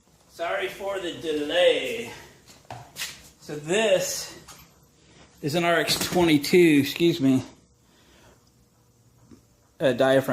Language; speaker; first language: English; native; English